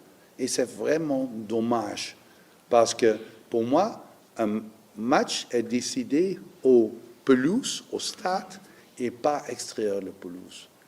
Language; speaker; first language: French; non-native, learner; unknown